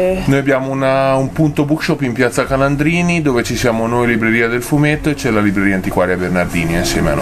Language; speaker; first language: Italian; native; Italian